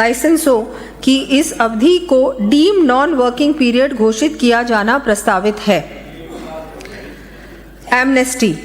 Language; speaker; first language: Hindi; native; Hindi